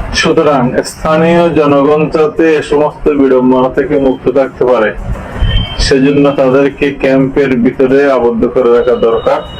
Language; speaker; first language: Bangla; native; Bangla